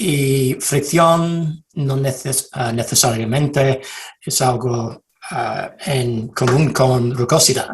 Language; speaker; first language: Spanish; non-native, fluent; English